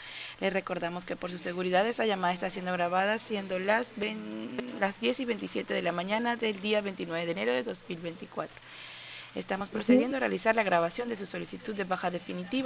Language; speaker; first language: Spanish; native; Spanish